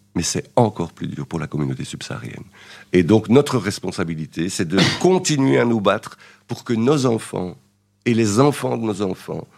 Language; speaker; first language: French; native; French